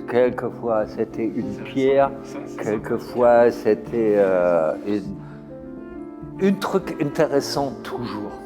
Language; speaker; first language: French; non-native, fluent; German